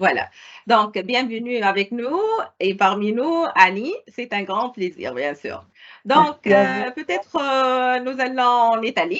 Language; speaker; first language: French; non-native, local second language; Arabic